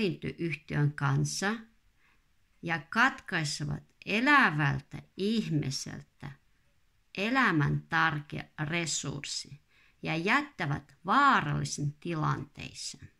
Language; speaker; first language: Finnish; non-native, fluent; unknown